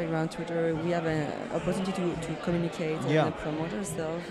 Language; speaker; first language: English; non-native, fluent; French